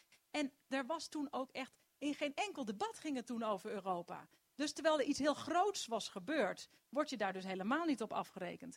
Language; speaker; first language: Dutch; native; Dutch